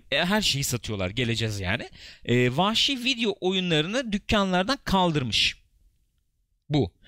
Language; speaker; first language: Turkish; native; Turkish